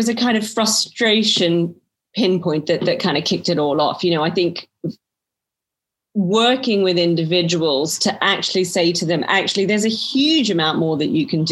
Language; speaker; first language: English; native; English